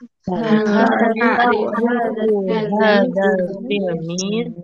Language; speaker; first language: Arabic; non-native, learner; Indonesian